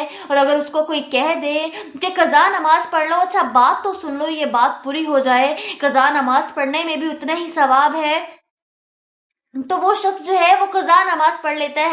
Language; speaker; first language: Urdu; native; Urdu